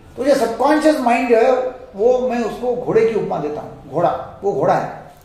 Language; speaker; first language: Hindi; non-native, local second language; Marathi